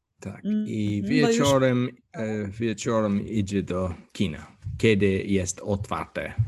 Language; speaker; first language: Polish; non-native, learner; English